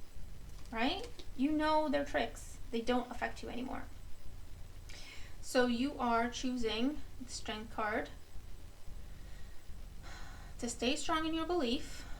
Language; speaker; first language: English; native; English